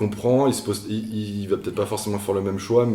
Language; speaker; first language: French; native; French